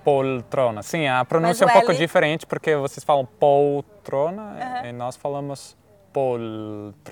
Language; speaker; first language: Portuguese; non-native, fluent; Italian